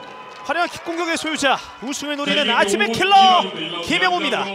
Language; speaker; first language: Korean; native; Korean